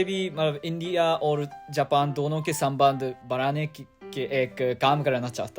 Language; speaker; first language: Hindi; non-native, fluent; Japanese